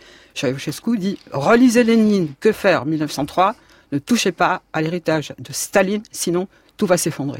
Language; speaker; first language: French; native; French